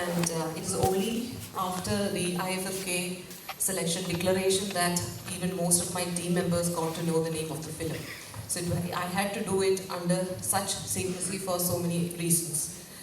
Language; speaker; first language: English; non-native, local second language; Malayalam